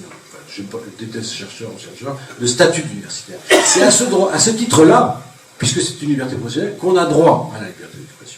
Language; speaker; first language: French; native; French